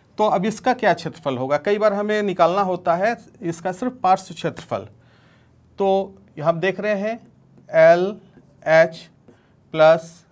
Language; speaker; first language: Hindi; native; Hindi